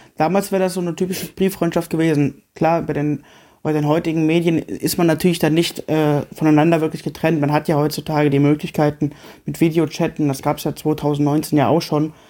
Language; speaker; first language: German; native; German